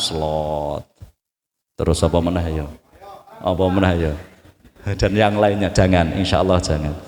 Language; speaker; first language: Indonesian; non-native, local second language; Javanese